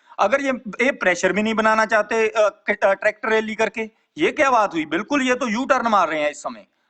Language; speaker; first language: Hindi; non-native, local second language; Punjabi